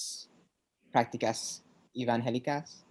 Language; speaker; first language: Spanish; non-native, learner; English